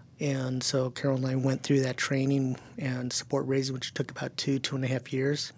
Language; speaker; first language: English; early bilingual, other home language; German